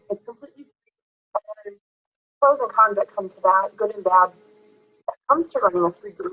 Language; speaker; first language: English; native; English